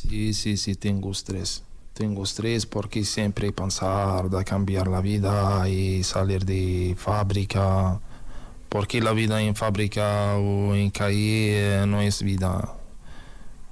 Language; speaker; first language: Spanish; non-native, learner; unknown